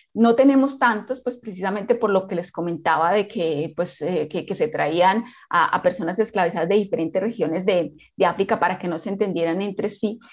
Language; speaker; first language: Spanish; native; Spanish